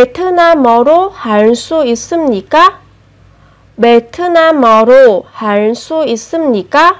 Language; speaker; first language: Korean; non-native, fluent; Vietnamese